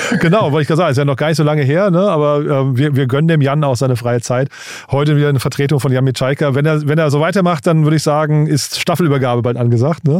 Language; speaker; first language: German; native; German